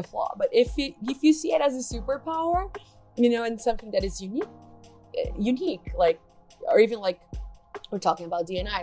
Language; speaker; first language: English; non-native, fluent; Portuguese